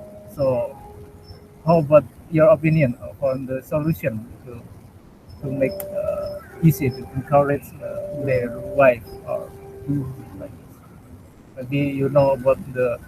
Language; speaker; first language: English; non-native, learner; Indonesian